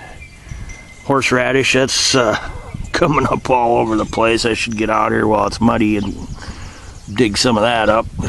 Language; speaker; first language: English; native; English